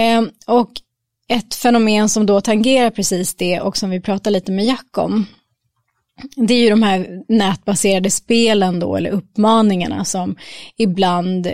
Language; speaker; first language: Swedish; native; Swedish